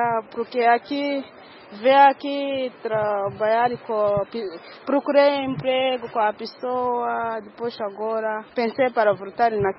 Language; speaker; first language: Portuguese; non-native, learner; Kinyarwanda